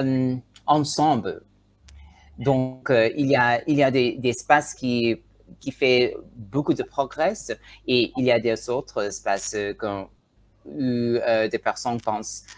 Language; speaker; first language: French; non-native, learner; Tswana